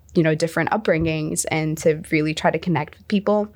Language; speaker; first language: English; non-native, fluent; Arabic